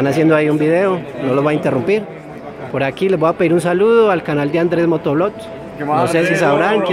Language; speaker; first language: Spanish; native; Spanish